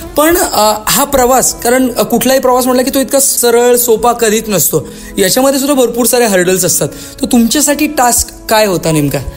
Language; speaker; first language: Marathi; native; Marathi